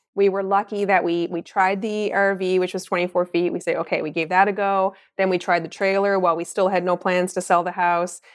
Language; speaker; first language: English; native; English